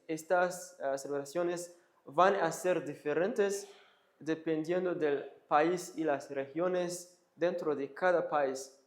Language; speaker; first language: Spanish; non-native, fluent; Kinyarwanda